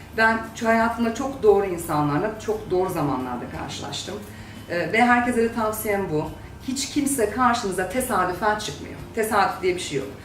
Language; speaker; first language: Turkish; native; Turkish